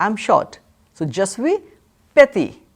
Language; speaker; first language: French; non-native, fluent; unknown